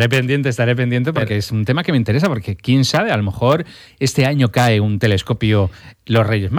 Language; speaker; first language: Spanish; native; Spanish